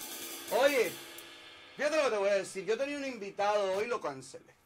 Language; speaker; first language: Spanish; native; Spanish